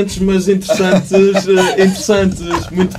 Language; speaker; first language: Portuguese; native; Portuguese